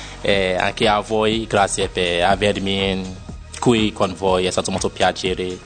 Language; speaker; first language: Italian; non-native, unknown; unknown